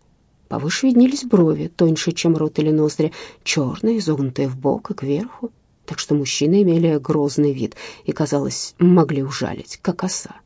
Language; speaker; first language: Russian; native; Russian